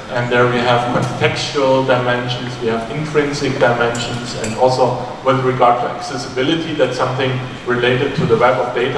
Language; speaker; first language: English; non-native, fluent; German